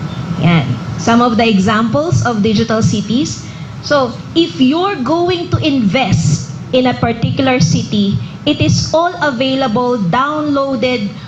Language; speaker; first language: English; non-native, local second language; Filipino